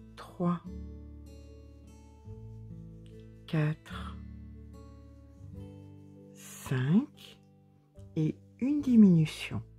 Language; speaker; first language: French; native; French